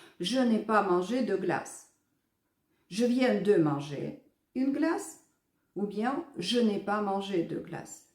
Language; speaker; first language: French; non-native, fluent; Ukrainian